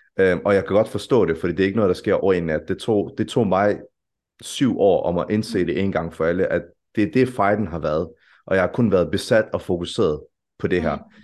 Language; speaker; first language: Danish; early bilingual, other home language; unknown